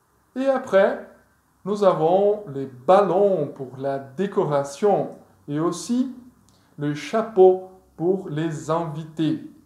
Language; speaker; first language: French; non-native, fluent; Portuguese